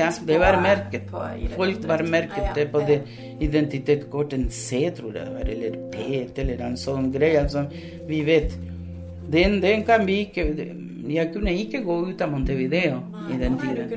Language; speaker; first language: Norwegian; early bilingual, other home language; Spanish